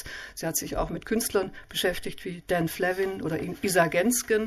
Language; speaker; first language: German; native; German